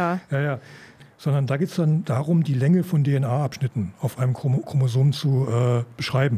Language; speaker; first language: German; native; German